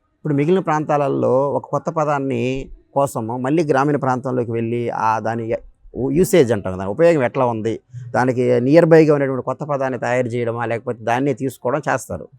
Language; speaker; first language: Telugu; native; Telugu